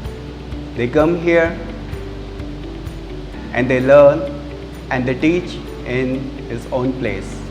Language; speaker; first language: English; non-native, local second language; Hindi